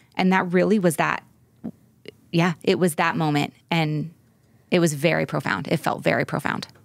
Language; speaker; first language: English; native; English